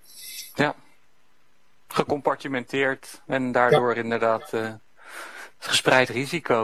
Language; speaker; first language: Dutch; native; Dutch